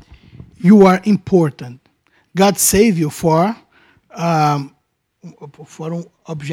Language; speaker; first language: English; non-native, learner; Portuguese